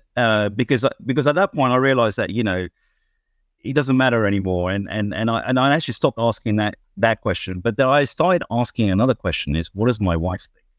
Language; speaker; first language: English; native; English